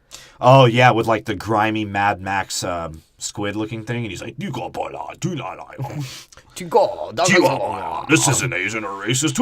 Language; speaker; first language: English; native; English